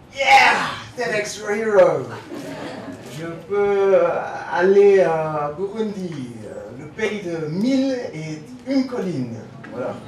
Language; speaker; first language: French; non-native, learner; English